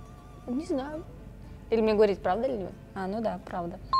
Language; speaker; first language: Russian; native; Russian